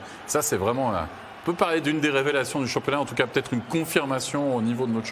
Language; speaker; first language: French; native; French